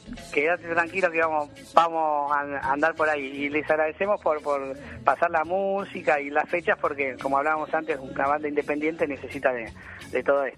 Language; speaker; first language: Spanish; native; Spanish